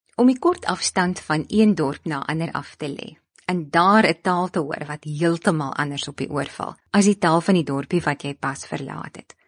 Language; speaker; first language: Afrikaans; native; Afrikaans